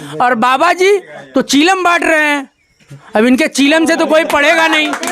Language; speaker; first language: Hindi; native; Hindi